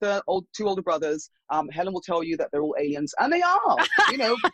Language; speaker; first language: English; native; English